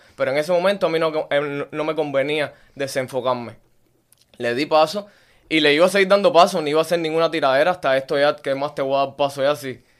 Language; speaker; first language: Spanish; native; Spanish